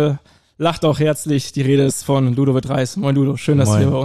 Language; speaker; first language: German; native; German